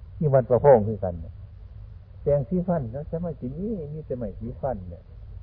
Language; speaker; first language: Thai; non-native, local second language; Northeastern Thai